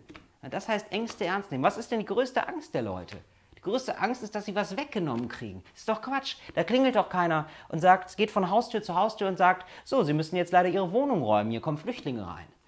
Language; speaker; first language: German; native; German